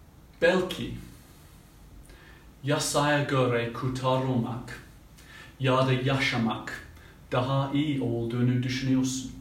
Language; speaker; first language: Turkish; non-native, fluent; English